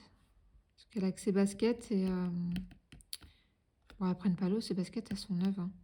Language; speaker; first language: French; native; French